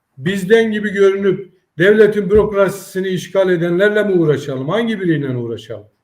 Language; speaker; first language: Turkish; native; Turkish